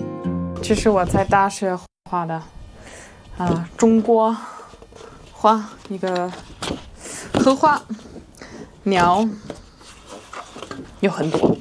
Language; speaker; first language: Chinese; non-native, fluent; German